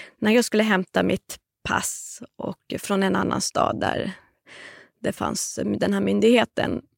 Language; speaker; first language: Swedish; non-native, fluent; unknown